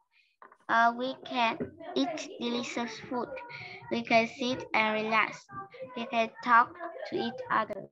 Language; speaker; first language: English; non-native, learner; Vietnamese